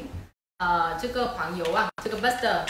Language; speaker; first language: Chinese; non-native, fluent; Vietnamese